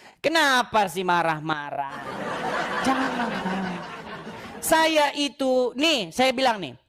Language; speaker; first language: Indonesian; native; Indonesian